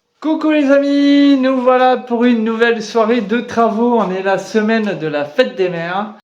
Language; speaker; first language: French; native; French